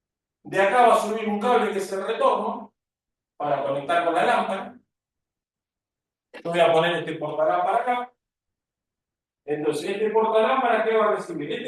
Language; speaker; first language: Spanish; native; Spanish